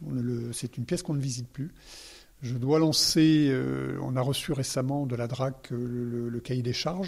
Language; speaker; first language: French; native; French